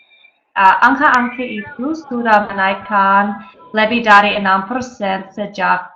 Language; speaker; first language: Indonesian; non-native, learner; English